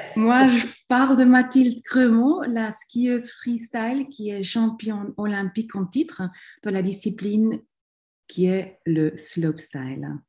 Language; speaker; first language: French; non-native, local second language; German